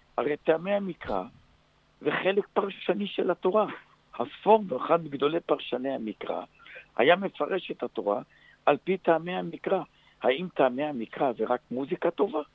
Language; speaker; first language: Hebrew; native; Hebrew